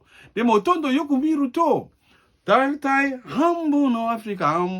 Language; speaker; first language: Japanese; non-native, learner; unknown